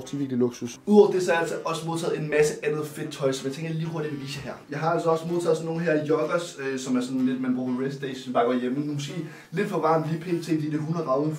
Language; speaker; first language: Danish; native; Danish